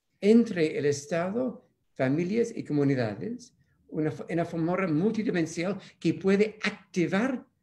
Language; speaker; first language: Spanish; non-native, fluent; English